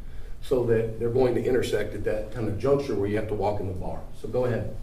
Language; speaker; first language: English; native; English